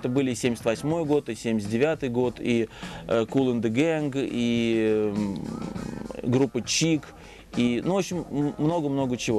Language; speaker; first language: Russian; native; Russian